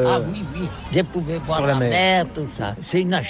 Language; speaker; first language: French; non-native, learner; Catalan